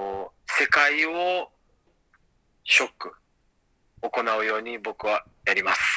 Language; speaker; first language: Japanese; non-native, learner; Portuguese